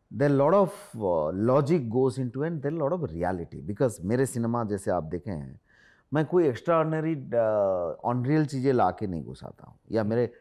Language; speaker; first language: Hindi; non-native, local second language; Odia